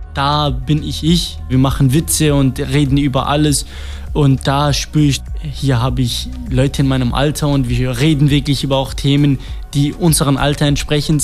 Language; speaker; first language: German; non-native, fluent; Kurdish